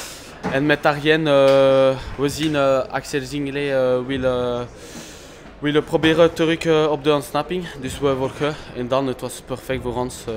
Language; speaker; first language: Dutch; non-native, local second language; French